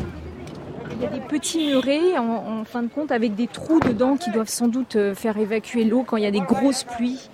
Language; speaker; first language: French; native; French